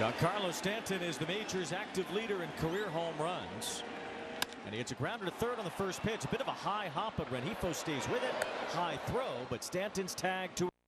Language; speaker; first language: English; native; English